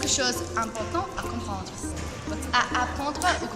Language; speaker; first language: French; non-native, learner; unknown